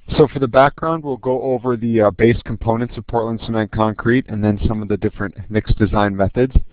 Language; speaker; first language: English; native; English